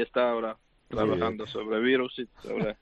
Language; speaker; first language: Spanish; non-native, fluent; Georgian